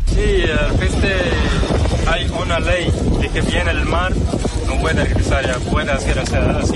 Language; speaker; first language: Spanish; non-native, learner; Arabic